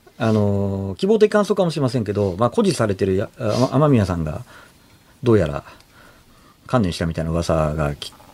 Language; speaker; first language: Japanese; native; Japanese